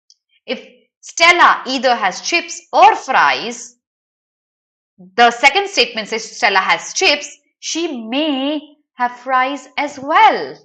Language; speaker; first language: English; non-native, local second language; Hindi